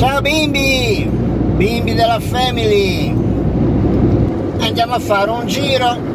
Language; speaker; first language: Italian; native; Italian